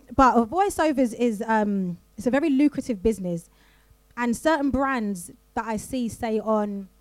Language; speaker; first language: English; native; English